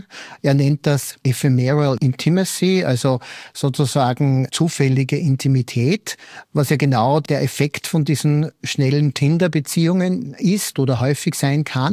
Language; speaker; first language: German; native; German